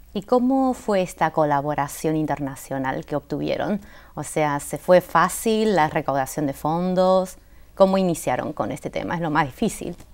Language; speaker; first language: Spanish; non-native, fluent; Chinese